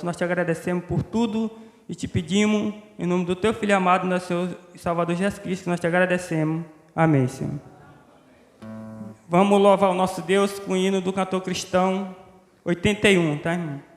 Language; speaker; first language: Portuguese; native; Portuguese